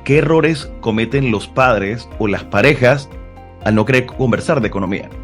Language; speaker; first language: Spanish; native; Spanish